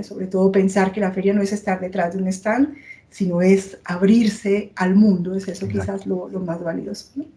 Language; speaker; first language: Spanish; native; Spanish